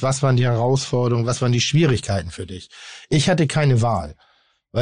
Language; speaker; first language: German; native; German